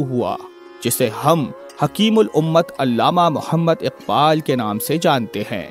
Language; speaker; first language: Urdu; native; Urdu